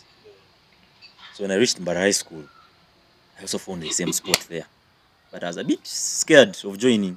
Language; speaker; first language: English; non-native, local second language; Nyankole